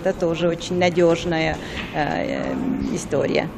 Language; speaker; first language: Russian; non-native, fluent; Italian